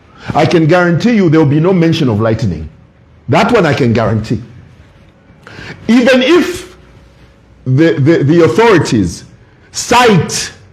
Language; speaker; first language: English; non-native, local second language; Bemba